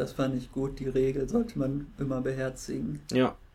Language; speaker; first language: German; native; German